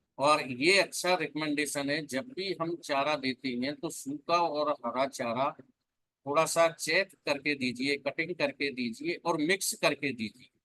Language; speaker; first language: Hindi; native; Hindi